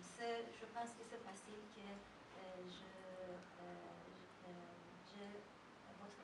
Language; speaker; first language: French; non-native, learner; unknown